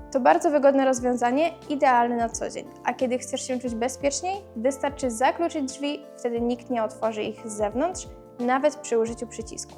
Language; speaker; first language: Polish; native; Polish